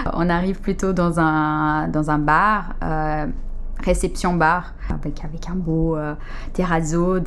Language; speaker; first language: French; early bilingual, other home language; Portuguese